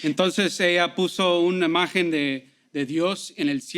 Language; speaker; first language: Spanish; early bilingual, heritage; Spanish